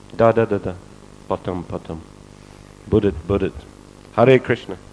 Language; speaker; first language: Russian; non-native, fluent; English